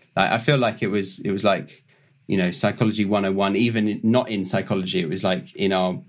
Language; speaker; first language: English; native; English